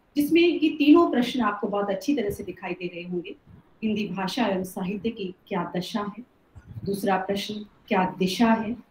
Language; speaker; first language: Hindi; native; Hindi